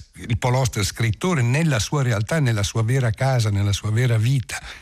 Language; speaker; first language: Italian; early bilingual, other home language; English